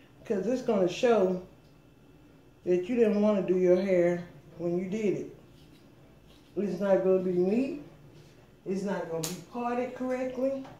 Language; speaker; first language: English; native; English